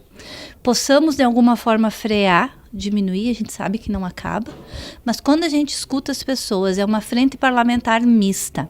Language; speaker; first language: Portuguese; native; Portuguese